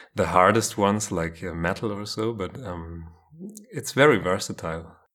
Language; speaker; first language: English; non-native, fluent; German